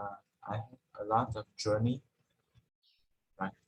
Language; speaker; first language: English; non-native, learner; Vietnamese